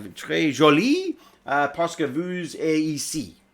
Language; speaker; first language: French; non-native, learner; English